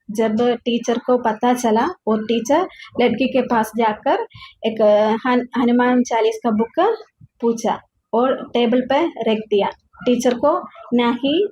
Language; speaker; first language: Hindi; non-native, local second language; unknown